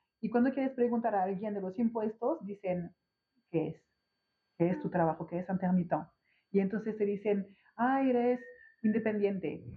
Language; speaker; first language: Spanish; non-native, fluent; French